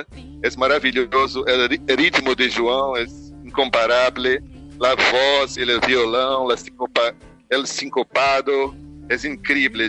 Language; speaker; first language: Spanish; non-native, learner; Portuguese